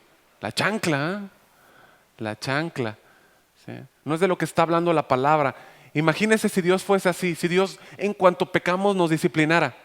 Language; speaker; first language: Spanish; native; Spanish